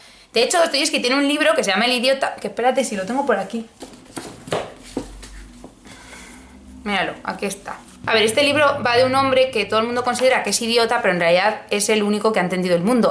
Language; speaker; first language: Spanish; native; Spanish